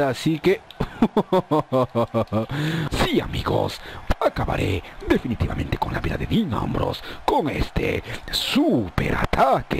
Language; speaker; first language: Spanish; native; Spanish